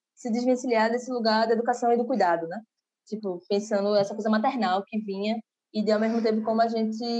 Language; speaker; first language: Portuguese; native; Portuguese